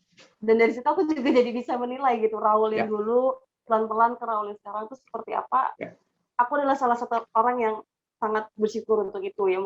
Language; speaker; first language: Indonesian; native; Indonesian